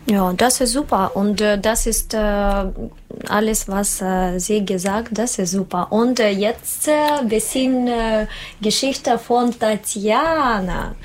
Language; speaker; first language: German; non-native, learner; Russian